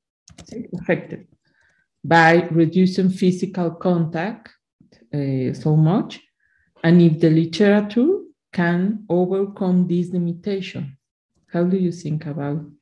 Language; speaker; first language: English; non-native, learner; Spanish